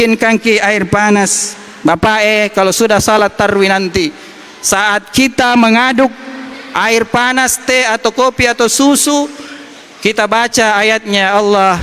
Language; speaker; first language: Malay; non-native, local second language; Buginese